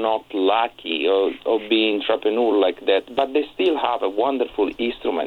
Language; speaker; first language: English; non-native, fluent; Italian